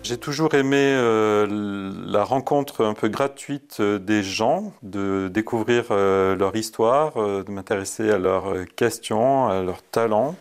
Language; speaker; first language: French; native; French